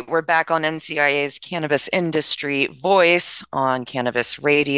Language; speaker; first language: English; native; English